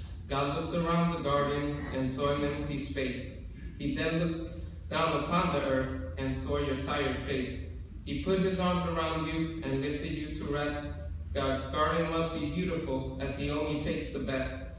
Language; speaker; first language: English; early bilingual, other home language; Spanish